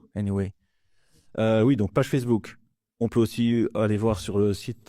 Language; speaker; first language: French; native; French